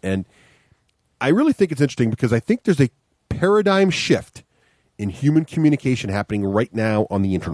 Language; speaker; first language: English; native; English